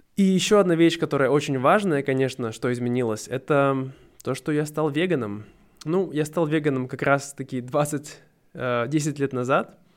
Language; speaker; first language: Russian; native; Russian